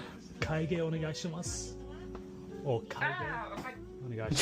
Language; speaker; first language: Japanese; non-native, learner; English